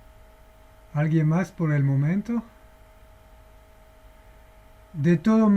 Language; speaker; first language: Spanish; non-native, fluent; English